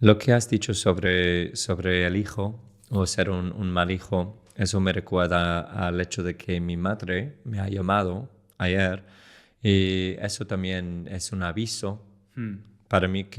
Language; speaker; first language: Spanish; non-native, fluent; English